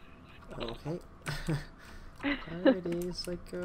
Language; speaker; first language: English; native; English